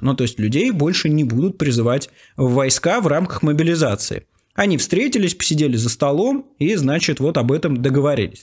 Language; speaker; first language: Russian; native; Russian